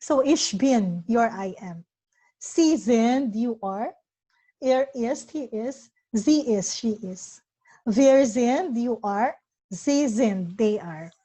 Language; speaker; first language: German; non-native, learner; Filipino